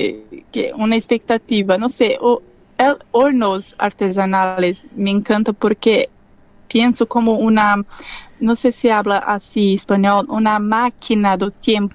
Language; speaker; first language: Spanish; non-native, learner; Portuguese